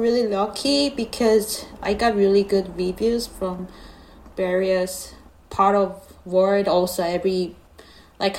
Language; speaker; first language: English; non-native, learner; Korean